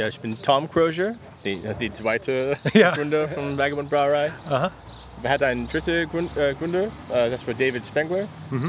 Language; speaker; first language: German; non-native, learner; English